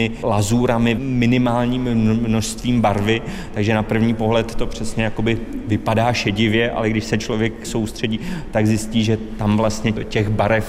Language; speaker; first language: Czech; native; Czech